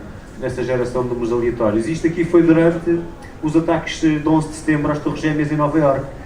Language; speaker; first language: Portuguese; native; Portuguese